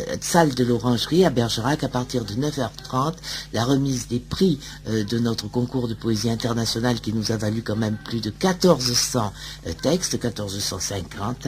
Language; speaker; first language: French; native; French